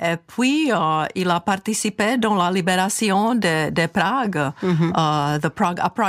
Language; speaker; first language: French; non-native, fluent; Czech